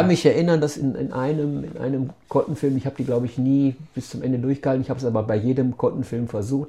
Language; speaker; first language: German; native; German